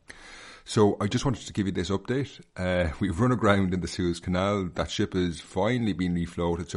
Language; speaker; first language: English; native; English